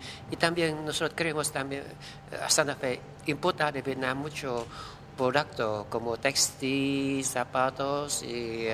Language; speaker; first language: Spanish; non-native, learner; Vietnamese